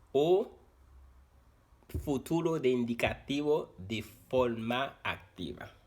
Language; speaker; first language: Spanish; non-native, fluent; Haitian Creole